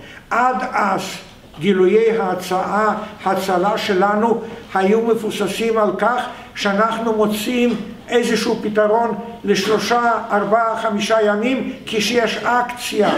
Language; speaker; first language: Hebrew; non-native, fluent; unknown